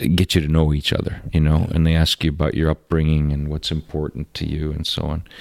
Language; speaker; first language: English; early bilingual, other home language; Russian